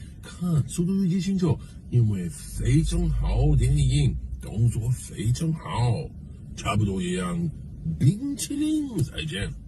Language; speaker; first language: Chinese; non-native, learner; English